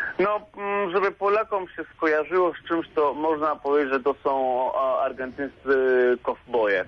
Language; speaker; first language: Polish; non-native, fluent; Spanish